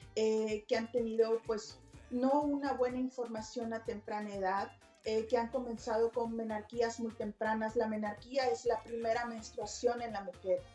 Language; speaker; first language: Spanish; native; Spanish